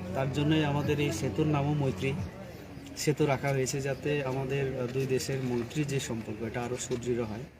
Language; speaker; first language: Bangla; non-native, local second language; Kok Borok